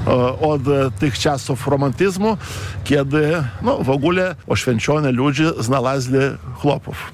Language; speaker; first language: Polish; non-native, fluent; Lithuanian